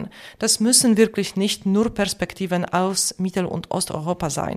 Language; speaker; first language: German; non-native, fluent; Polish